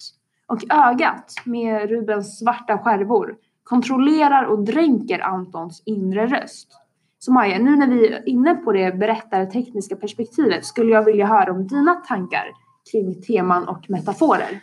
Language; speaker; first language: Swedish; native; Swedish